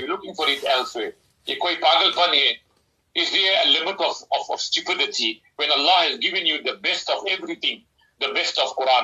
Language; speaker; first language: English; native; English